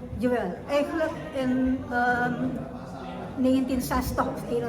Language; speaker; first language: Dutch; early bilingual, heritage; Indonesian